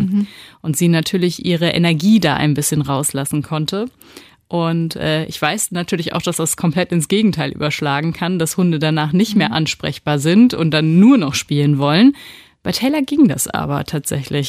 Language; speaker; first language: German; native; German